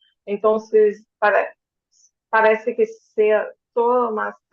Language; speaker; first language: Spanish; non-native, fluent; Portuguese